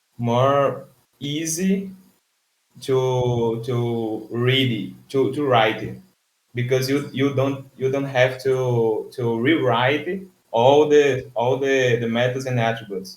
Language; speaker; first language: English; non-native, learner; Portuguese